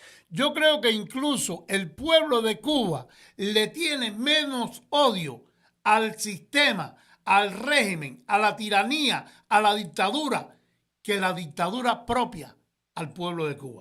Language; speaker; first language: Spanish; native; Spanish